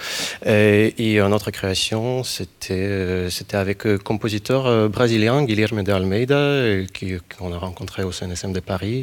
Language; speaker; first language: French; non-native, fluent; Ukrainian